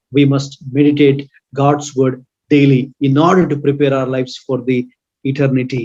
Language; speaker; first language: English; non-native, local second language; Telugu